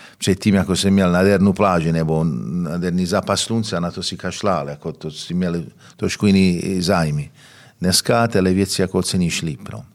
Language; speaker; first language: Czech; non-native, fluent; Italian